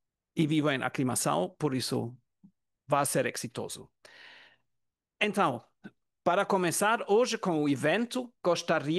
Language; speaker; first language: Portuguese; non-native, learner; German